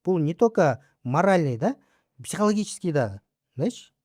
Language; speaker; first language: Russian; non-native, local second language; Kyrgyz